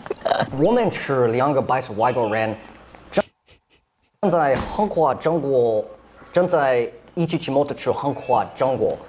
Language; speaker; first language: Chinese; non-native, learner; English